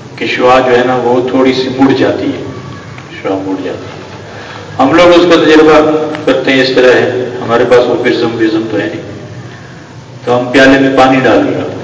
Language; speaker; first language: Urdu; non-native, local second language; Pashto